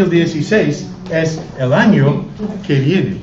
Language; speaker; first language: Spanish; non-native, fluent; English